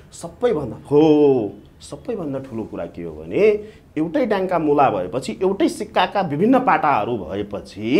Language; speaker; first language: Nepali; non-native, local second language; Maithili